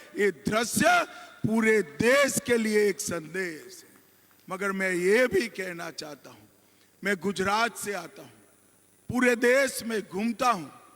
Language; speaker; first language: Hindi; non-native, local second language; Gujarati